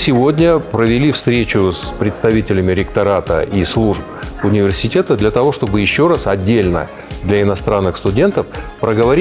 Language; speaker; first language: Russian; native; Russian